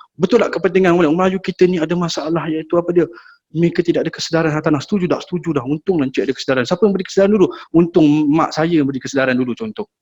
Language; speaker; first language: Malay; native; Malay